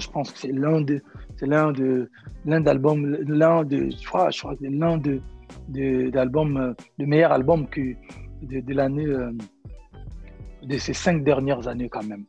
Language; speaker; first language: French; non-native, local second language; Lingala